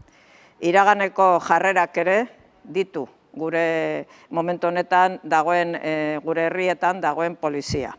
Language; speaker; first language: Basque; native; Basque